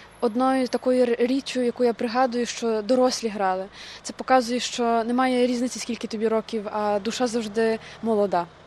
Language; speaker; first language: Ukrainian; native; Ukrainian